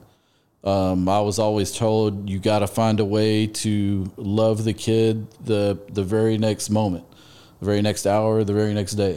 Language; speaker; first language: English; native; English